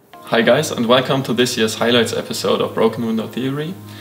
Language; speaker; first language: English; non-native, fluent; German